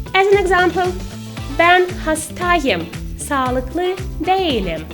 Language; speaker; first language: Turkish; non-native, fluent; Russian